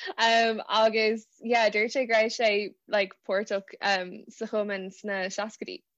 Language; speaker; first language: Irish; non-native, local second language; English